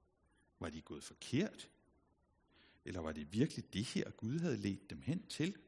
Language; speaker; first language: Danish; native; Danish